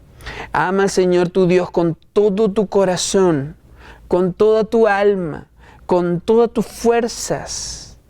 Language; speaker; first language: Spanish; native; Spanish